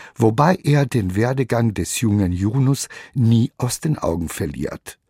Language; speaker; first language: German; native; German